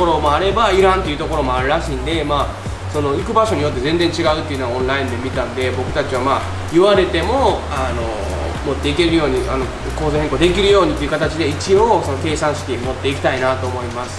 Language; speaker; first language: Japanese; native; Japanese